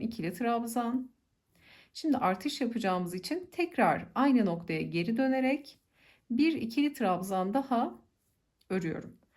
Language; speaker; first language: Turkish; native; Turkish